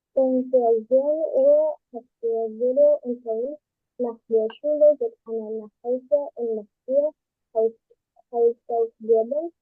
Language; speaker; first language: German; non-native, learner; Indonesian